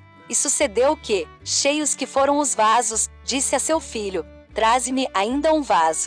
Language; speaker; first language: Portuguese; native; Portuguese